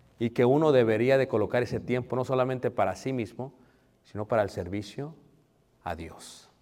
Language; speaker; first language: Spanish; early bilingual, heritage; Spanish